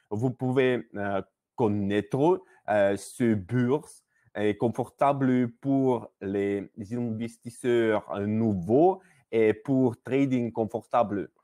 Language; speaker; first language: French; non-native, learner; Russian